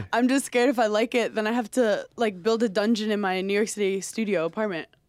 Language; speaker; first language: English; native; English